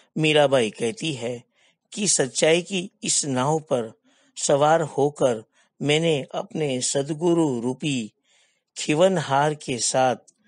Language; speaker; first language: Hindi; non-native, local second language; Gujarati